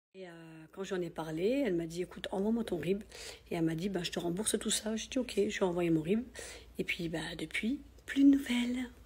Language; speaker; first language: French; native; French